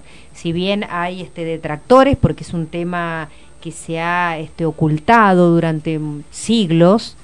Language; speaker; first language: Spanish; native; Spanish